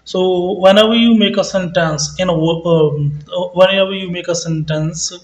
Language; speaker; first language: English; non-native, local second language; Punjabi